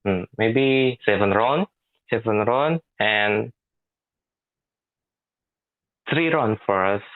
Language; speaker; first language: English; non-native, learner; Indonesian